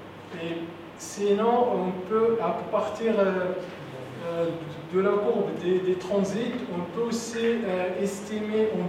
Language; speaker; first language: French; non-native, local second language; Arabic